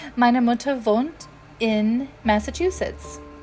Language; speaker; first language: German; non-native, fluent; English